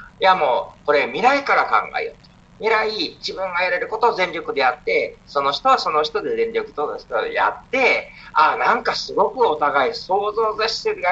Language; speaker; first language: Japanese; native; Japanese